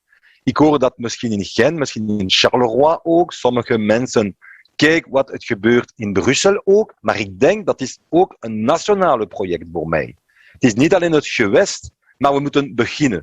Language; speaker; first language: Dutch; non-native, local second language; French